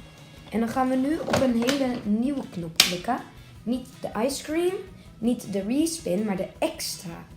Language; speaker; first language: Dutch; native; Dutch